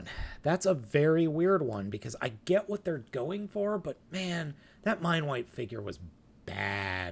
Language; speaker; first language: English; native; English